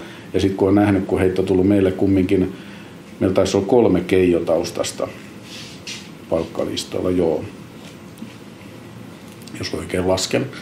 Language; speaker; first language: Finnish; native; Finnish